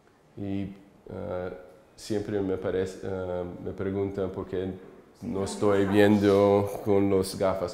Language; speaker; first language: Spanish; early bilingual, heritage; English